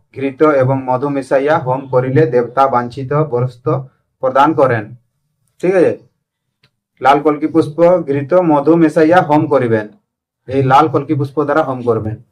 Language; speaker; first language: Bangla; non-native, local second language; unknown